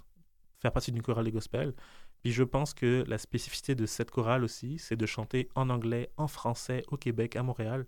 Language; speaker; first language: French; native; French